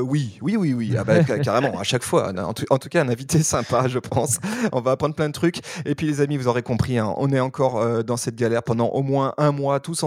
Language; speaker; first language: French; native; French